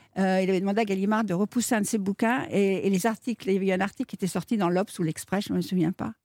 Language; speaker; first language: French; native; French